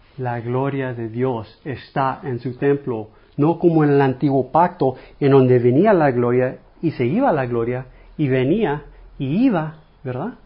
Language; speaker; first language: Spanish; non-native, fluent; English